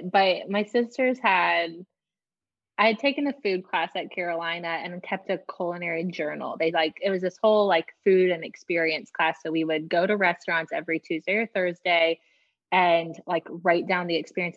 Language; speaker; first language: English; native; English